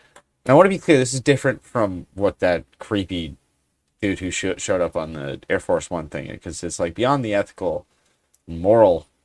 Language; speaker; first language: English; native; English